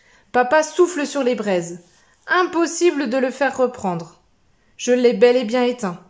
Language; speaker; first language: French; native; French